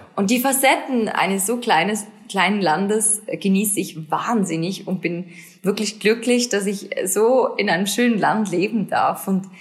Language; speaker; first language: German; native; German